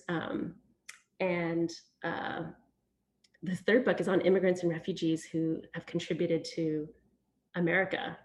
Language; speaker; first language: English; early bilingual, other home language; Vietnamese